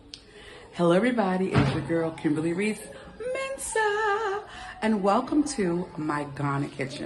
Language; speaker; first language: English; native; English